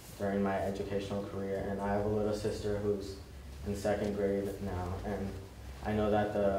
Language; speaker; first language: English; early bilingual, other home language; Spanish